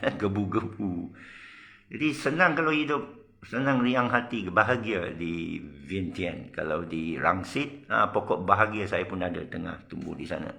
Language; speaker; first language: Malay; non-native, local second language; Chinese